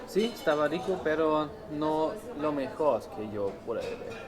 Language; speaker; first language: Spanish; non-native, learner; German